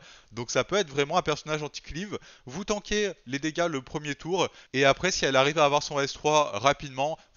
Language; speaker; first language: French; native; French